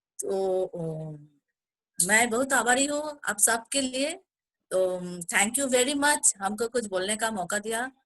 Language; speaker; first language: Hindi; non-native, local second language; Bangla